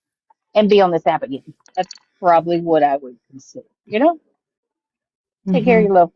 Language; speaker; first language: English; native; English